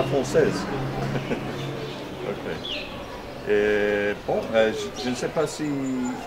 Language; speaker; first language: French; non-native, fluent; English